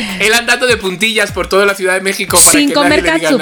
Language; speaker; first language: Spanish; native; Spanish